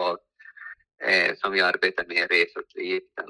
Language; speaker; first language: Swedish; non-native, fluent; Arabic